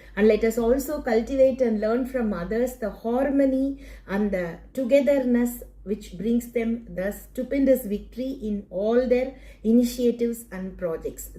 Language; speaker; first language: English; non-native, local second language; Tamil